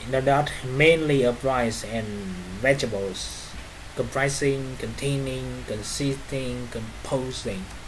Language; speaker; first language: English; non-native, fluent; Vietnamese